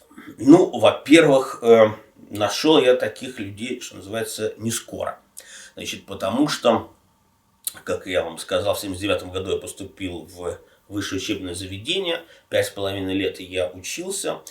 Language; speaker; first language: Russian; native; Russian